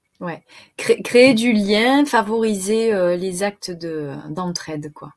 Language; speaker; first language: French; native; French